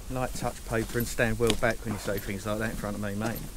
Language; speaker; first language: English; native; English